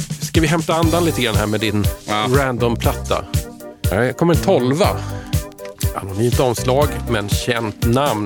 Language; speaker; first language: Swedish; native; Swedish